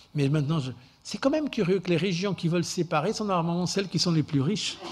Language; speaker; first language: French; non-native, fluent; Portuguese